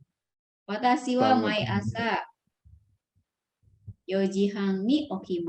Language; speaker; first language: Japanese; non-native, fluent; Indonesian